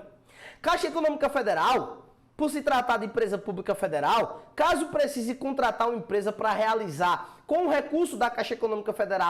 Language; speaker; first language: Portuguese; native; Portuguese